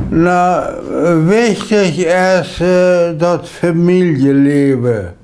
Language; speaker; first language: German; non-native, local second language; Low German